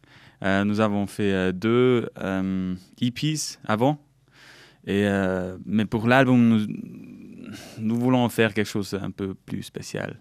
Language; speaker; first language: French; non-native, local second language; German